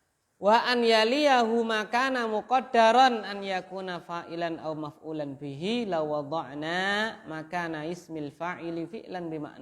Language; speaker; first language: Arabic; non-native, fluent; Indonesian